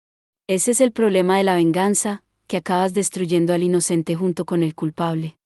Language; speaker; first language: Spanish; native; Spanish